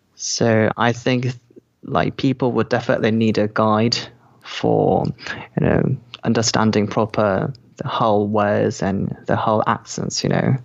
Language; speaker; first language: English; non-native, fluent; Korean